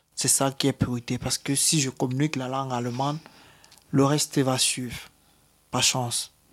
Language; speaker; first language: French; native; French